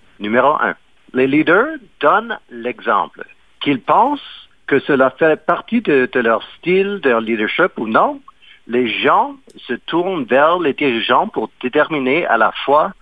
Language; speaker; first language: French; non-native, fluent; English